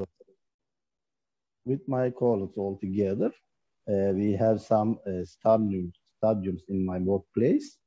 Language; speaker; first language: English; non-native, learner; Turkish